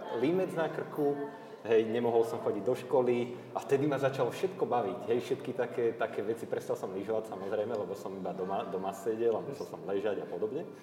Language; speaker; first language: Slovak; native; Slovak